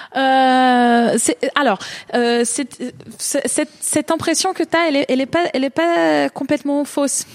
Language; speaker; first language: French; non-native, fluent; Portuguese